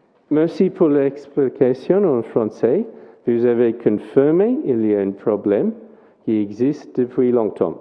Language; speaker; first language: French; non-native, fluent; English